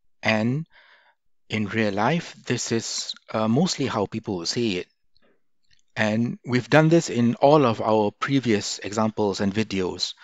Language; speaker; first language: English; non-native, local second language; Malay